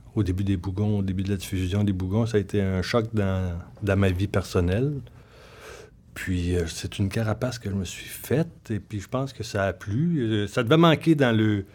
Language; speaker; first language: French; native; French